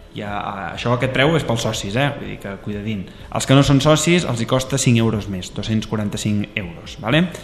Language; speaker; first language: Catalan; native; Catalan